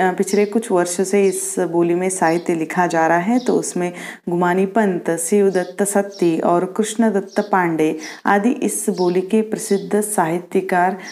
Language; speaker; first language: Hindi; non-native, local second language; Marathi